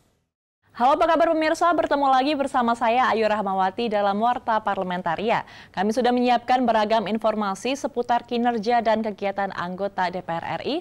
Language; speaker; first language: Indonesian; native; Indonesian